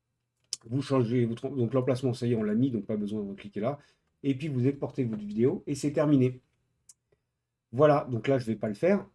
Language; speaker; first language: French; native; French